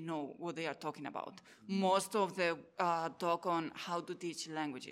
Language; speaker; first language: English; non-native, fluent; Catalan